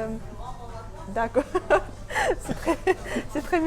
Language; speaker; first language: French; non-native, fluent; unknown